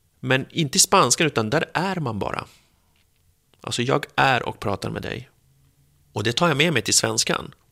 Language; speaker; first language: Swedish; early bilingual, other home language; Spanish